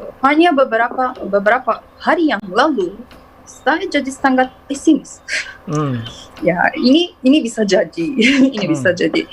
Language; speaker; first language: Indonesian; non-native, learner; Turkish